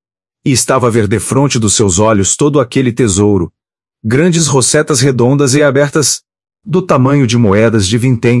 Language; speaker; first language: Portuguese; native; Portuguese